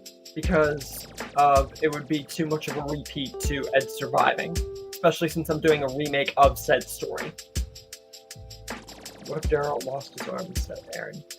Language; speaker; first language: English; native; English